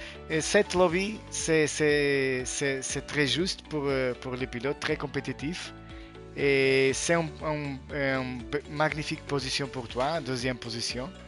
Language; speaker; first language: French; non-native, learner; Portuguese